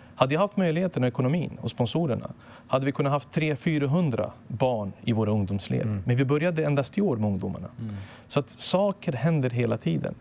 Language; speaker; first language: Swedish; early bilingual, other home language; Serbian